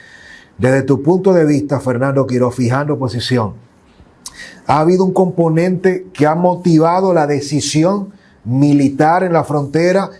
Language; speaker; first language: Spanish; native; Spanish